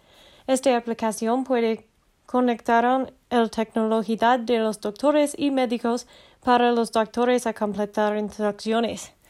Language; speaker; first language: Spanish; non-native, learner; English